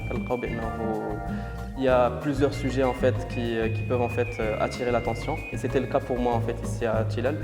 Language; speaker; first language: French; non-native, local second language; Arabic